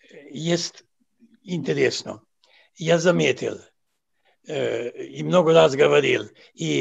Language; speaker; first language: Russian; non-native, fluent; Serbian